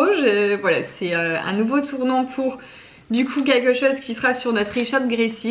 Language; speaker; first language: French; native; French